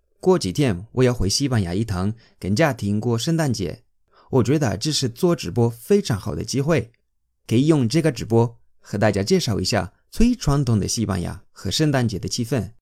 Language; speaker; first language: Chinese; non-native, fluent; Spanish